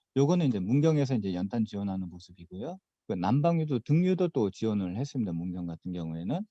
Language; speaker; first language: Korean; native; Korean